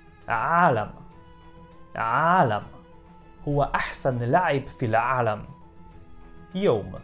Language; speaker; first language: Arabic; non-native, fluent; Polish